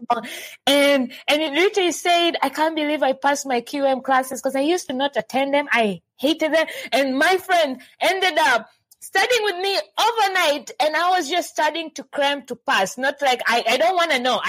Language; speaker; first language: English; non-native, local second language; Swahili